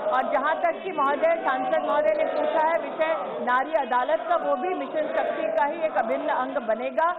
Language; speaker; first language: Hindi; native; Hindi